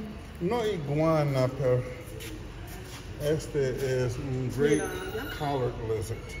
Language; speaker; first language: Spanish; non-native, learner; English